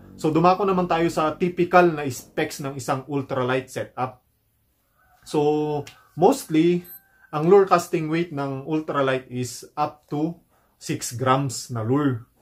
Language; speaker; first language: Filipino; native; Filipino